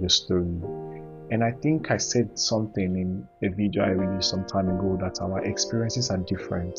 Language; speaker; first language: English; non-native, local second language; Igbo